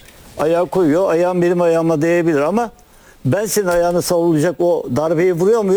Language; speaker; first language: Turkish; native; Turkish